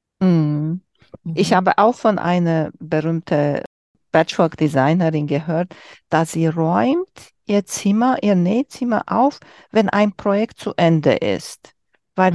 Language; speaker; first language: German; non-native, learner; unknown